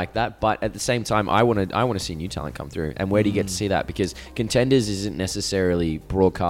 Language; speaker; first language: English; native; English